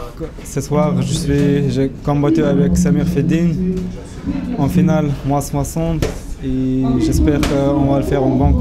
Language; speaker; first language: French; non-native, learner; Chechen